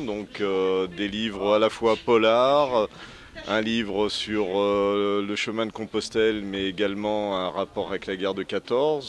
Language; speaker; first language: French; native; French